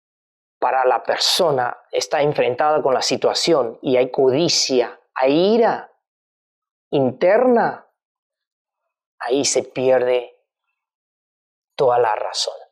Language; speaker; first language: Spanish; non-native, fluent; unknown